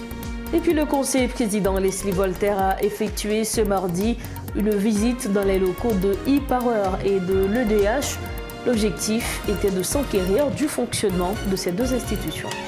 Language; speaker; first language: French; non-native, local second language; Haitian Creole